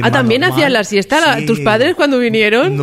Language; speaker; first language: Spanish; native; Spanish